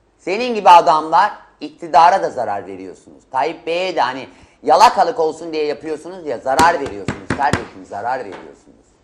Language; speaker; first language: Turkish; native; Turkish